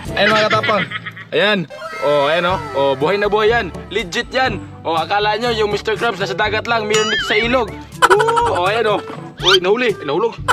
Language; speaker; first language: Filipino; non-native, local second language; Cebuano